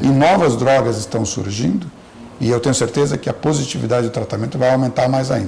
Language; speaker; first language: Portuguese; native; Portuguese